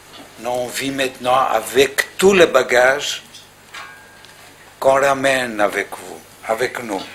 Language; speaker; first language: French; non-native, fluent; Greek